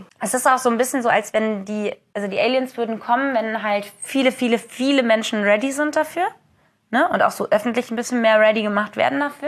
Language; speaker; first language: German; native; German